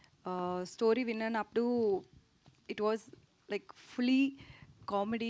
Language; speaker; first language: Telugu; non-native, learner; Tamil